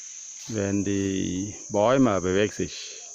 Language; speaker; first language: German; non-native, learner; Thai